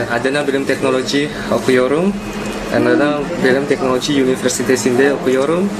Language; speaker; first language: Turkish; non-native, learner; Indonesian